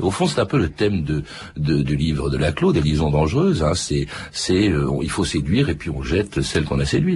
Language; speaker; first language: French; native; French